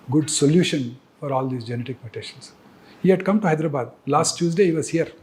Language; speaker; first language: English; non-native, local second language; Telugu